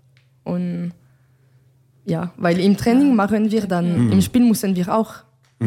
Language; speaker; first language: German; non-native, learner; French